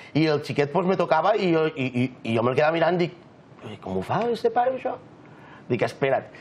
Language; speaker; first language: Catalan; native; Catalan